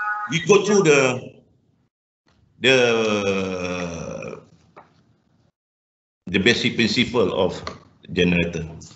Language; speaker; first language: English; non-native, local second language; Malay